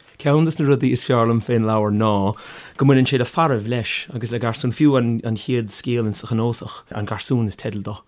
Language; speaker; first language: Irish; native; Irish